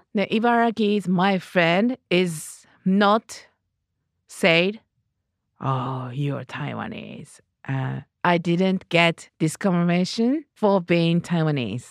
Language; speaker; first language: English; non-native, learner; Japanese